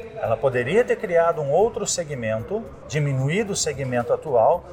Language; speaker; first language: Portuguese; native; Portuguese